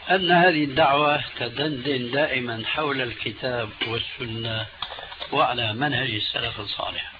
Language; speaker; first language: Arabic; early bilingual, other home language; Albanian